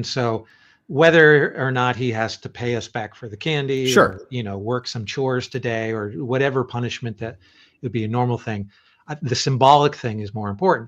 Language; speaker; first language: English; native; English